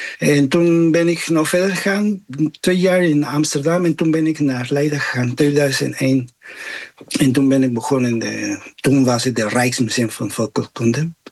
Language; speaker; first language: Dutch; non-native, fluent; Spanish